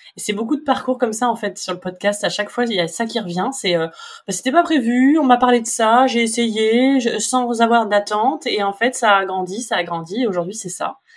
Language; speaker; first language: French; native; French